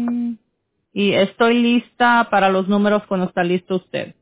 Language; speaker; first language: Spanish; early bilingual, heritage; Spanish